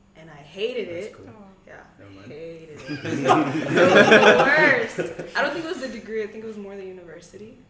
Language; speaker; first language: English; non-native, local second language; Tswana